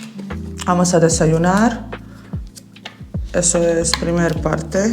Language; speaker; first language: Spanish; non-native, learner; Bosnian